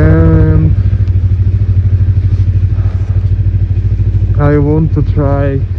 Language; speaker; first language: English; non-native, learner; Russian